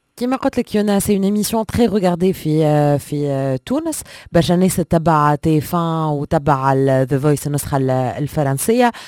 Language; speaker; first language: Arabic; native; Arabic